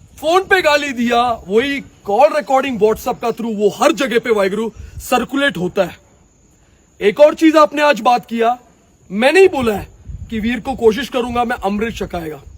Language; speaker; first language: Hindi; non-native, local second language; Punjabi